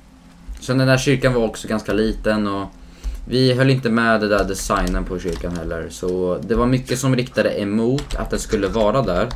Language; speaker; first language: Swedish; native; Swedish